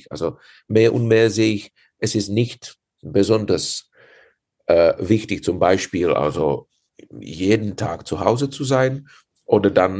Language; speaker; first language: German; non-native, fluent; Czech